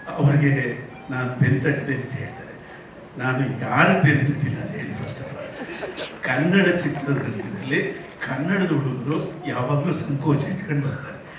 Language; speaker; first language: Kannada; native; Kannada